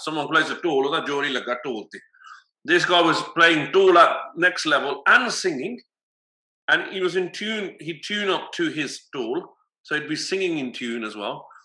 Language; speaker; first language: English; early bilingual, other home language; Punjabi